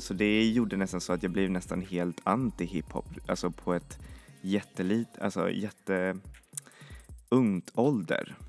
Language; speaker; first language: Swedish; native; Swedish